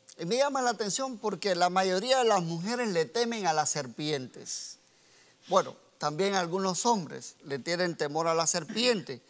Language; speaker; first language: Spanish; native; Spanish